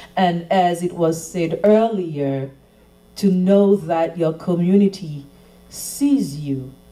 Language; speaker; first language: English; non-native, fluent; Haitian Creole